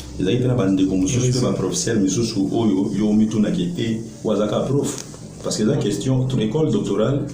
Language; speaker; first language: Lingala; native; Lingala